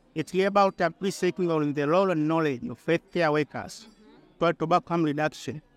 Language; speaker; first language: English; non-native, local second language; Swahili